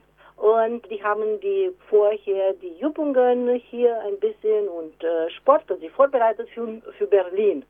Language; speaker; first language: German; non-native, fluent; Romanian